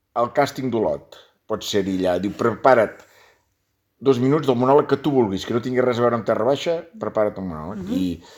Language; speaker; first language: Catalan; native; Catalan